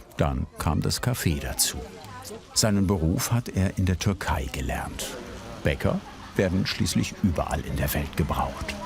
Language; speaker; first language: German; native; German